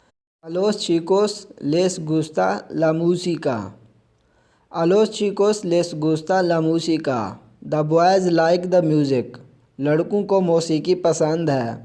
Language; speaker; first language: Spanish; non-native, fluent; Urdu